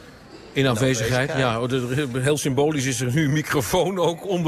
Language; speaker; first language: Dutch; native; Dutch